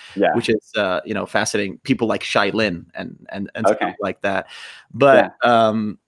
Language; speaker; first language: English; native; English